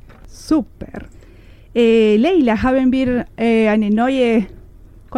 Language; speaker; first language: German; non-native, learner; Spanish